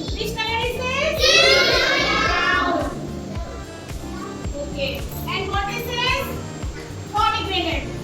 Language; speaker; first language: English; non-native, local second language; Hindi